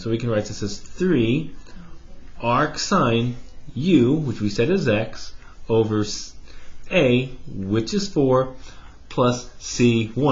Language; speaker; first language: English; native; English